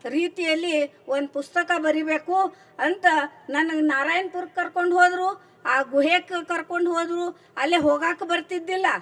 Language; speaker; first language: Kannada; non-native, local second language; Marathi